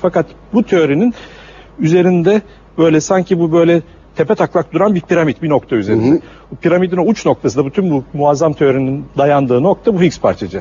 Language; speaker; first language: Turkish; native; Turkish